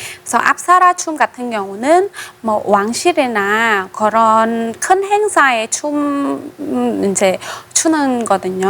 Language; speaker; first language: Korean; non-native, fluent; Khmer